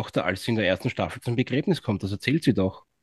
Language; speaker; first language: German; native; German